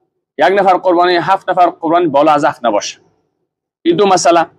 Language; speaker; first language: Persian; native; Persian